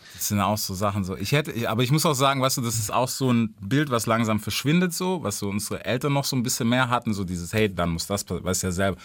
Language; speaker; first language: German; native; German